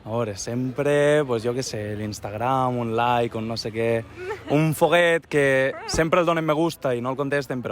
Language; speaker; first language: Catalan; native; Catalan